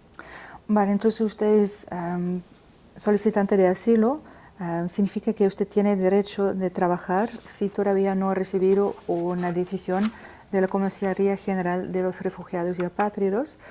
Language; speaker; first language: Spanish; non-native, fluent; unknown